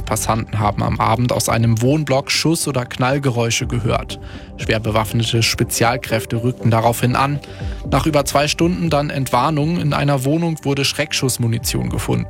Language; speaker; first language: German; native; German